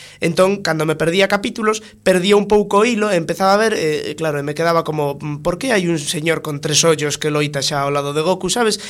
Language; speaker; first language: Galician; non-native, local second language; Spanish